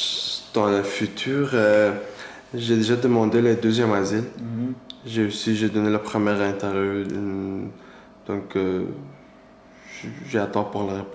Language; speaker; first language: French; non-native, learner; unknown